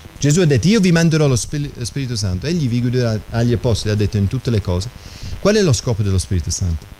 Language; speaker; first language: Italian; non-native, fluent; English